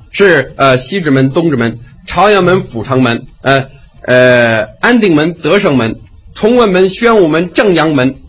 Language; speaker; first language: Chinese; non-native, fluent; English